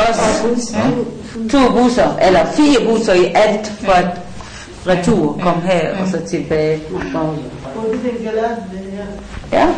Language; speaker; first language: Danish; non-native, fluent; Persian